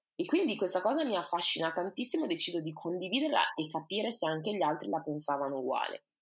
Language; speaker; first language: Italian; early bilingual, other home language; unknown